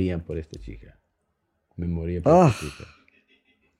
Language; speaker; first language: Spanish; early bilingual, heritage; Spanish